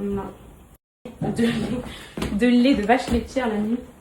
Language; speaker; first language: French; native; French